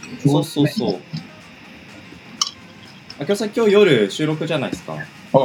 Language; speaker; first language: Japanese; native; Japanese